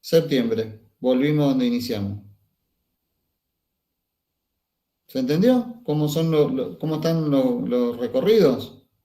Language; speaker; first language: Spanish; native; Spanish